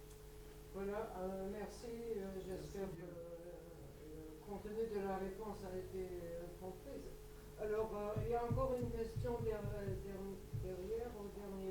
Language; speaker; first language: French; non-native, local second language; Luxembourgish